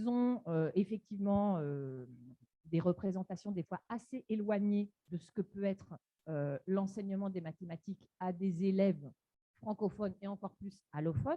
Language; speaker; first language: French; native; French